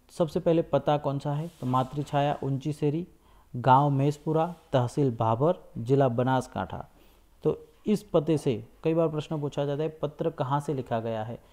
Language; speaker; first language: Hindi; non-native, local second language; Gujarati